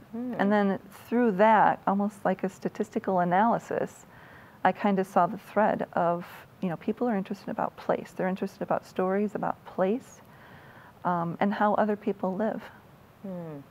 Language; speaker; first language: English; native; English